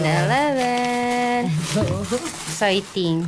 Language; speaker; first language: English; non-native, local second language; Filipino